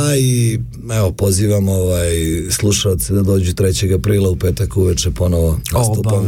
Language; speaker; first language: Serbian; native; Serbian